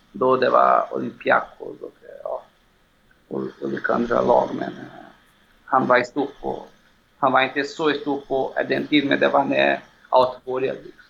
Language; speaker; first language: Swedish; non-native, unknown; Portuguese